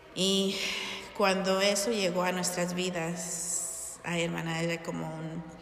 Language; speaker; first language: Spanish; early bilingual, heritage; Spanish